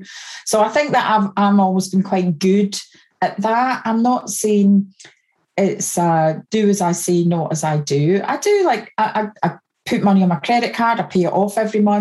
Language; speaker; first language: English; native; English